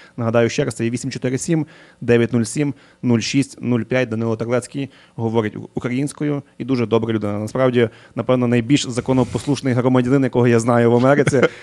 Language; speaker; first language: Ukrainian; native; Ukrainian